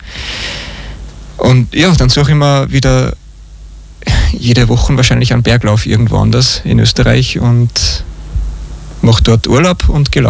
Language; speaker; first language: German; native; German